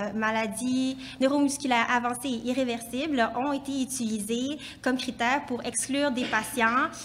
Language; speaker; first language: French; native; French